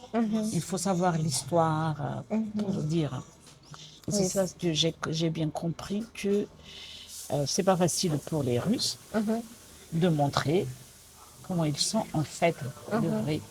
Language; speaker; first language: French; non-native, local second language; Malagasy